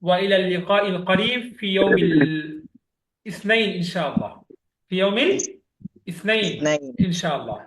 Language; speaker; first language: Arabic; non-native, fluent; Bangla